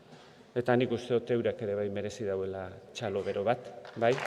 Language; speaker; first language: Basque; native; Basque